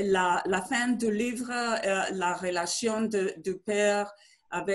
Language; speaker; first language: French; non-native, learner; Spanish